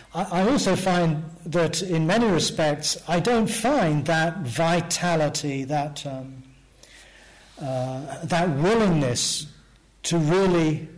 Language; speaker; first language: English; native; English